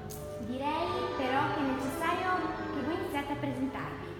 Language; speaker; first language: Italian; native; Italian